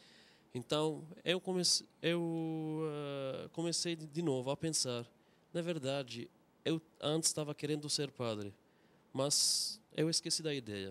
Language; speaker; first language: Portuguese; non-native, fluent; Arabic